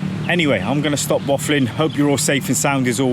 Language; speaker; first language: English; native; English